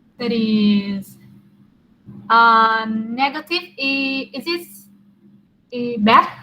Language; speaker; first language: English; non-native, learner; Vietnamese